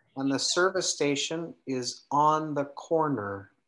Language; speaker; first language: English; native; English